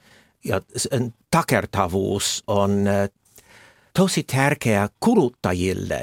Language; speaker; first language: Finnish; non-native, fluent; English